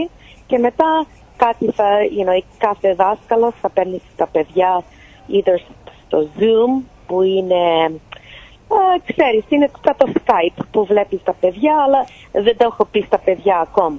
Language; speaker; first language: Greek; early bilingual, heritage; Greek